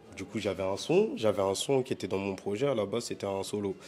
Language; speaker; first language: French; native; French